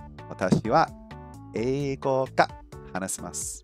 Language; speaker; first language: Japanese; non-native, learner; English